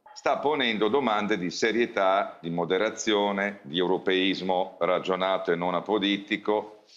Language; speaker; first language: Italian; native; Italian